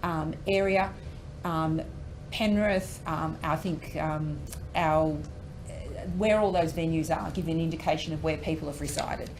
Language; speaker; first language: English; native; English